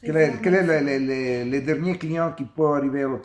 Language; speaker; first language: French; non-native, learner; Italian